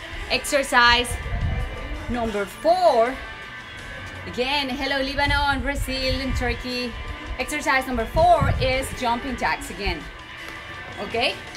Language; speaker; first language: English; non-native, fluent; Spanish